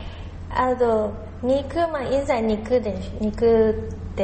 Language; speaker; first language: Japanese; non-native, learner; Chinese